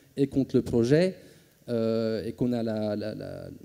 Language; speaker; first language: French; native; French